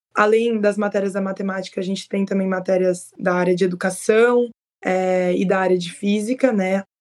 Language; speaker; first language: Portuguese; native; Portuguese